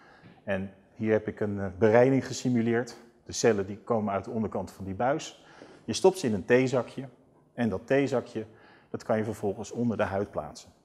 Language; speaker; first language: Dutch; native; Dutch